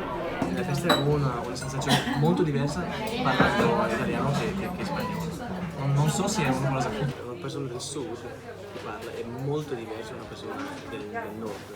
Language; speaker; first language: Italian; non-native, learner; English